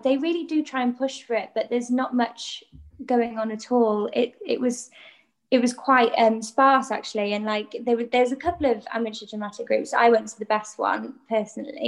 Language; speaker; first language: English; non-native, local second language; Welsh